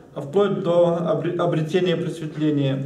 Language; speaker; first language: Russian; native; Russian